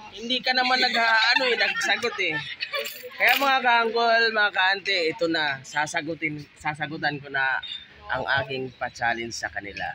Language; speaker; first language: Filipino; non-native, local second language; Cebuano